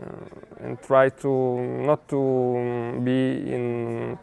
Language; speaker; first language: English; non-native, fluent; Italian